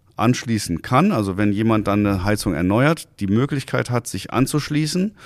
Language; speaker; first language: German; native; German